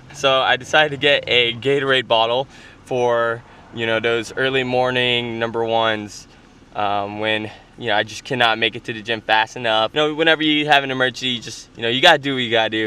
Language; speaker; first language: English; native; English